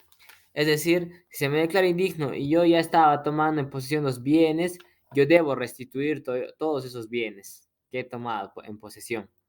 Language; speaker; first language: Spanish; native; Spanish